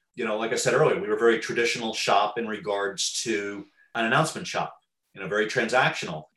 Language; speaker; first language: English; native; English